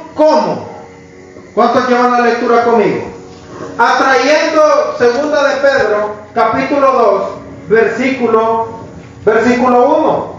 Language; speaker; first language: Spanish; native; Spanish